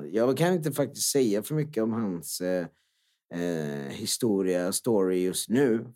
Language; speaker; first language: Swedish; non-native, local second language; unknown